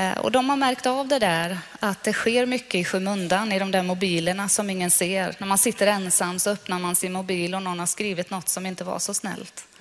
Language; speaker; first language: Swedish; non-native, fluent; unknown